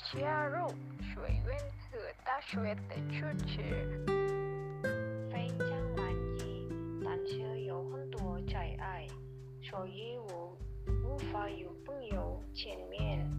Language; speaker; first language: Chinese; non-native, learner; Indonesian